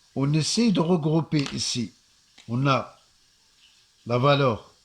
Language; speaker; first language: French; non-native, local second language; Arabic